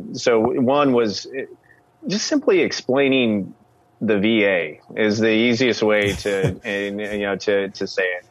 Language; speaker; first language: English; native; English